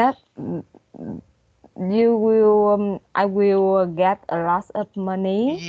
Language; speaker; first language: English; non-native, learner; Vietnamese